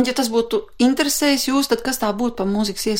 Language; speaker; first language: Latvian; native; Latvian